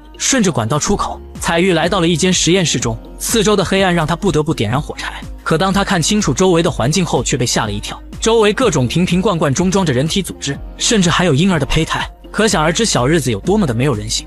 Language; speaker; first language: Chinese; native; Chinese